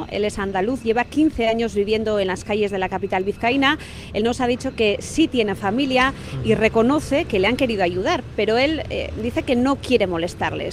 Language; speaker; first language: Spanish; native; Spanish